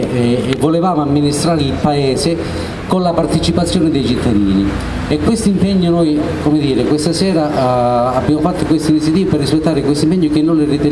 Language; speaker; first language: Italian; native; Italian